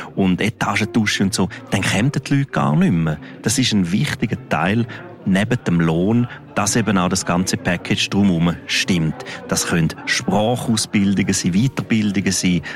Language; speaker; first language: German; non-native, local second language; Romansh